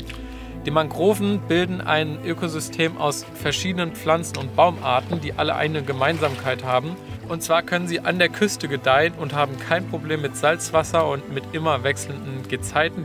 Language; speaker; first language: German; native; German